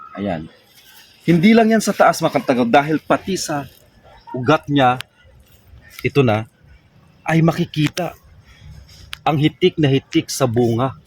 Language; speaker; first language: Filipino; non-native, local second language; Cebuano